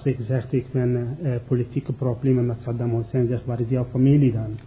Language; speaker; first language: Dutch; non-native, learner; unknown